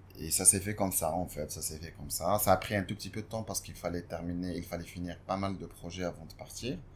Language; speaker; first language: French; non-native, local second language; Arabic